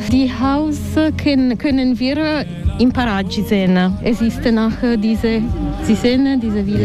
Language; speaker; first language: German; non-native, fluent; Italian